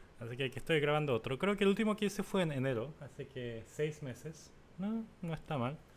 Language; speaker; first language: Spanish; non-native, fluent; Korean